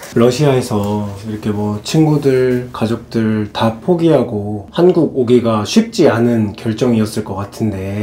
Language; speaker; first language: Korean; native; Korean